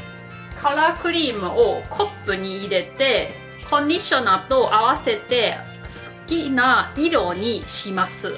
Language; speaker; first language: Japanese; non-native, fluent; German